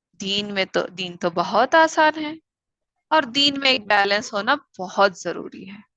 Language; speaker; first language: Urdu; native; Urdu